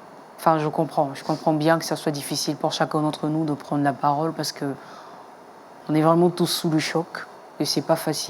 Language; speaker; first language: French; native; French